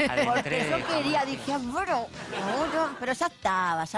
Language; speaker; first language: Spanish; native; Spanish